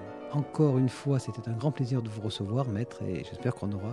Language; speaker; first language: French; native; French